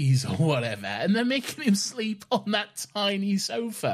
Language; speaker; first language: English; native; English